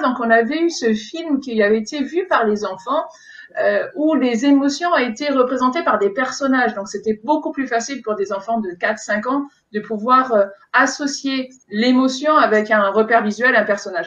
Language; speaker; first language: French; native; French